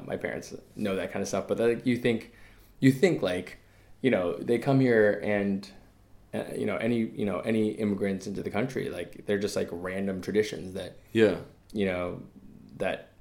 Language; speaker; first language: English; native; English